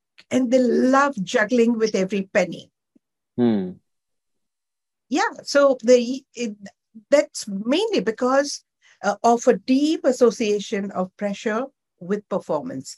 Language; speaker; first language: English; non-native, local second language; Gujarati